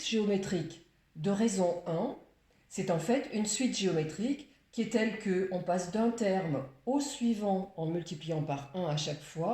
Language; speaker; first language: French; native; French